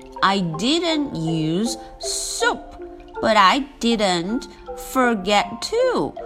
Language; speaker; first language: English; non-native, fluent; Chinese